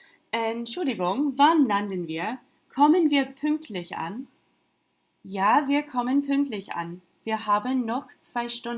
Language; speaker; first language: German; non-native, learner; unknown